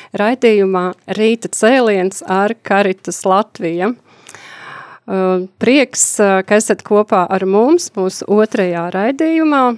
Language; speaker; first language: Latvian; native; Latvian